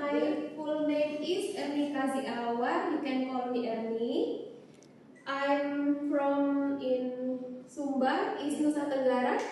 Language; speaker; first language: English; non-native, learner; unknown